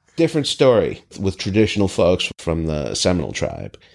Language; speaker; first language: English; native; English